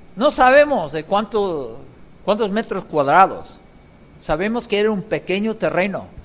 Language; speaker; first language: Spanish; non-native, fluent; English